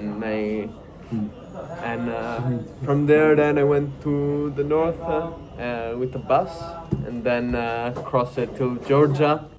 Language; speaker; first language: English; non-native, fluent; Italian